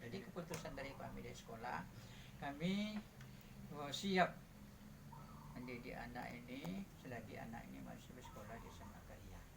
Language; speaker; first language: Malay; non-native, local second language; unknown